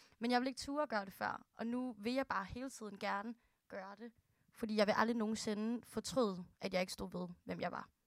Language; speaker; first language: Danish; early bilingual, other home language; Filipino